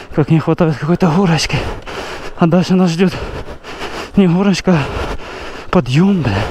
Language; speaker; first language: Russian; native; Russian